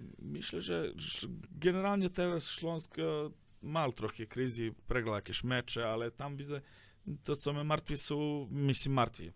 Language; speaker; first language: Polish; non-native, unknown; Serbian